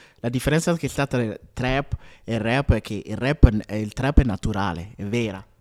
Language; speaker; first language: Italian; early bilingual, other home language; Akan